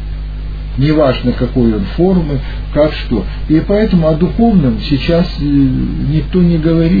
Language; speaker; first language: Russian; native; Russian